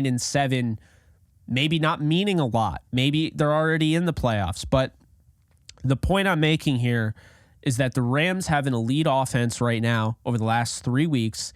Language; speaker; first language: English; native; English